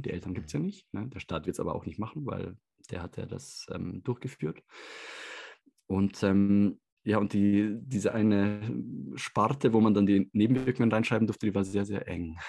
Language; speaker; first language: German; native; German